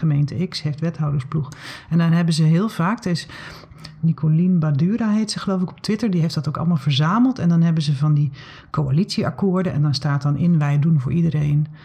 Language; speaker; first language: Dutch; native; Dutch